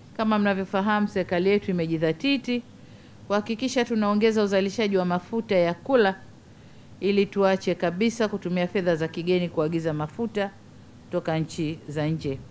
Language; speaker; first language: Swahili; native; Swahili